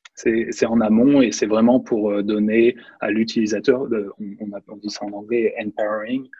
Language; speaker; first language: French; native; French